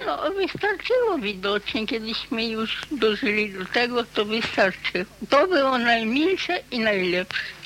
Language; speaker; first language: Polish; early bilingual, heritage; Polish